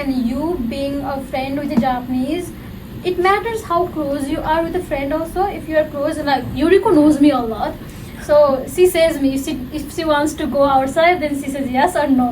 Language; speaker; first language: English; non-native, fluent; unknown